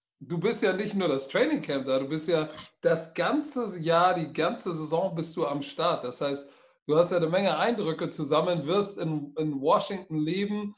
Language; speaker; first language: German; native; German